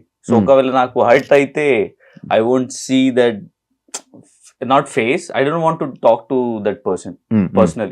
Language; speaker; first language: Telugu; non-native, learner; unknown